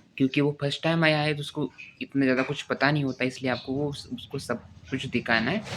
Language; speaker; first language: Hindi; non-native, local second language; Marathi